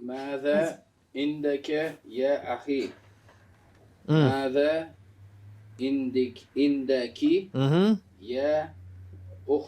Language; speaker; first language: Arabic; non-native, learner; English